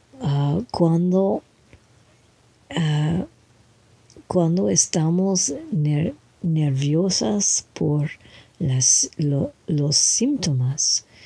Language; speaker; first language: Spanish; non-native, learner; English